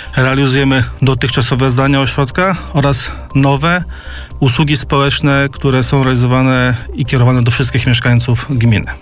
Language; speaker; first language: Polish; native; Polish